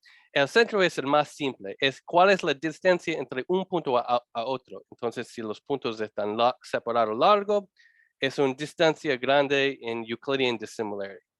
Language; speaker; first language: Spanish; non-native, learner; English